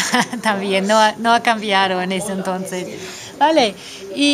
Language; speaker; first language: Spanish; non-native, fluent; English